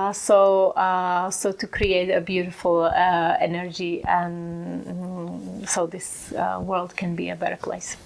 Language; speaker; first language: English; non-native, fluent; Slovak